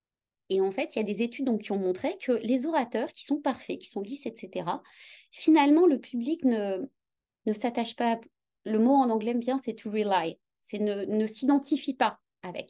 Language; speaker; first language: French; native; French